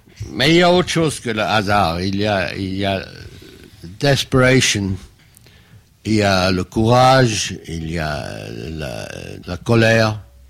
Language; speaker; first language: French; non-native, fluent; German